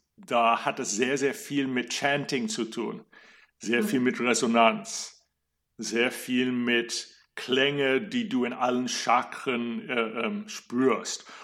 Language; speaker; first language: German; non-native, fluent; English